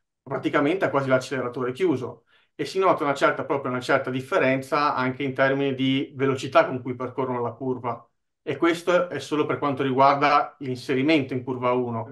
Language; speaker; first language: Italian; native; Italian